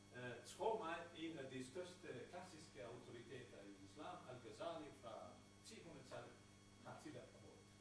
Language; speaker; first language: Danish; non-native, fluent; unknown